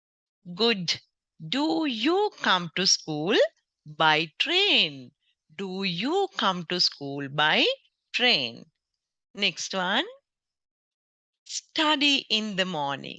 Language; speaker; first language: English; non-native, local second language; Sinhala